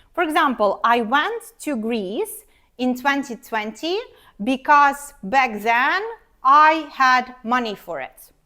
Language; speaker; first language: English; non-native, fluent; Ukrainian